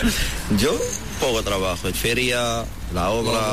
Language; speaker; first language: Spanish; non-native, learner; Arabic